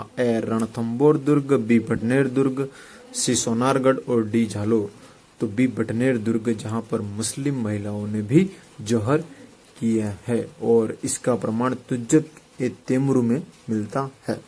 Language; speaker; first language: Hindi; native; Hindi